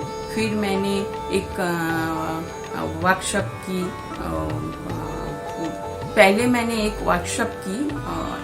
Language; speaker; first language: Hindi; non-native, local second language; Bangla